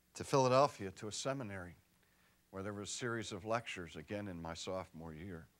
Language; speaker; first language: English; native; English